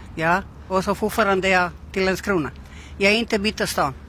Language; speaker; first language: Swedish; non-native, learner; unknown